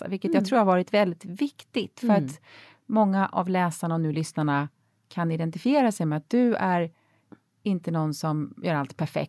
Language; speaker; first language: Swedish; native; Swedish